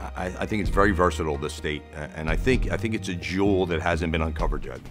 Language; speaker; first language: English; native; English